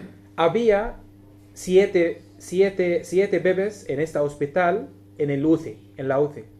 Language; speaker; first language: Spanish; non-native, learner; Arabic